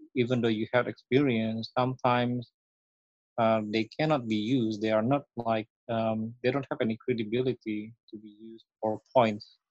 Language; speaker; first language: English; non-native, fluent; Indonesian